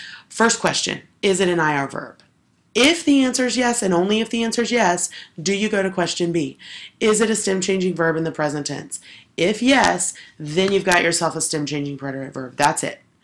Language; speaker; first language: English; native; English